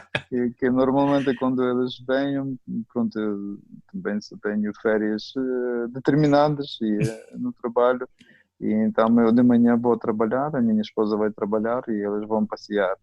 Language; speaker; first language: Portuguese; non-native, fluent; Ukrainian